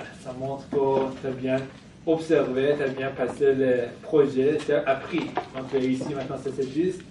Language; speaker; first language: French; non-native, fluent; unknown